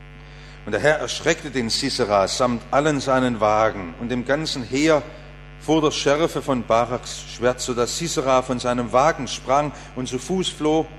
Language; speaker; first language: German; native; German